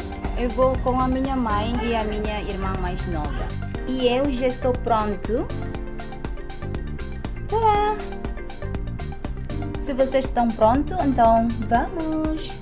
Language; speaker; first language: Portuguese; non-native, local second language; Tetum